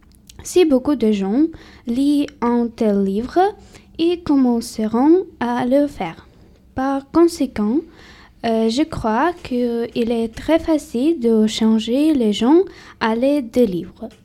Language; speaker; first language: French; non-native, learner; Tamil